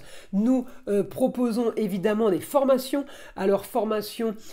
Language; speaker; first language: French; native; French